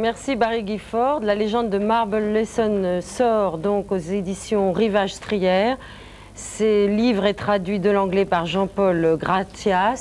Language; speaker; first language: French; native; French